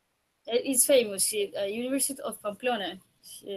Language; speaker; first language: English; non-native, learner; Spanish